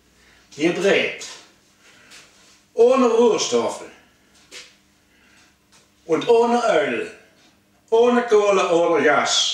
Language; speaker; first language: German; non-native, learner; Dutch